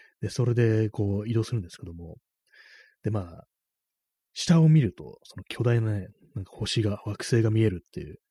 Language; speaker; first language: Japanese; native; Japanese